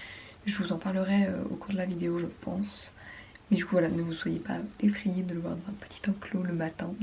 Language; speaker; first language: French; native; French